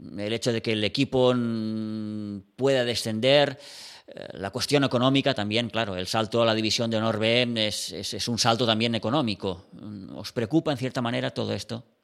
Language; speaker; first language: Spanish; non-native, local second language; Catalan